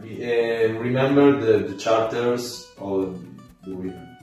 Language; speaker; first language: English; non-native, learner; Italian